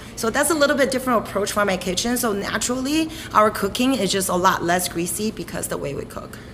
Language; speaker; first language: English; non-native, fluent; Chinese